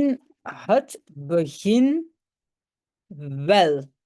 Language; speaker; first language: Dutch; non-native, local second language; French